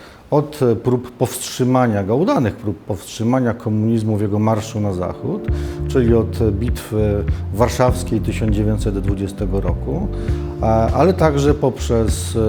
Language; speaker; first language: Polish; native; Polish